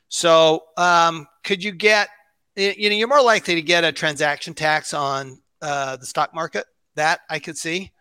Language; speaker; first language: English; native; English